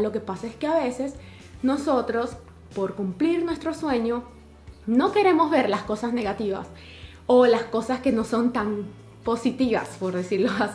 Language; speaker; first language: Spanish; native; Spanish